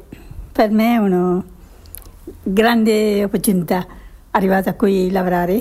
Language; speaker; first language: Italian; non-native, learner; Sinhala